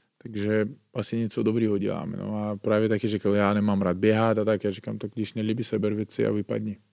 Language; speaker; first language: Czech; non-native, fluent; Uzbek